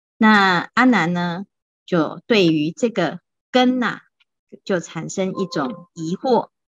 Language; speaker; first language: Chinese; native; Chinese